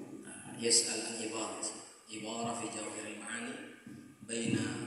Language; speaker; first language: Arabic; non-native, fluent; Indonesian